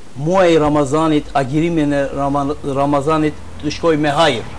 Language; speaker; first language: Albanian; early bilingual, heritage; Albanian